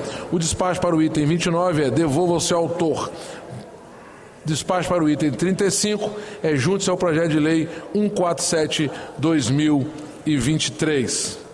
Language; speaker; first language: Portuguese; native; Portuguese